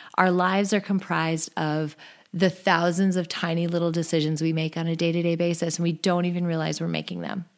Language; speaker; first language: English; native; English